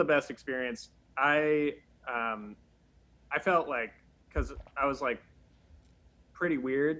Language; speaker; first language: English; native; English